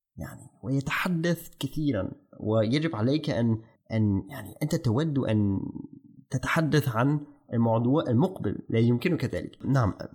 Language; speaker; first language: Arabic; non-native, fluent; German